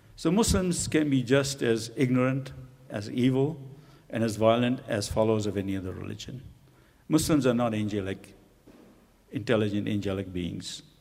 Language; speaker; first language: English; non-native, local second language; Urdu